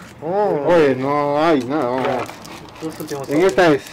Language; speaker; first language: Spanish; native; Spanish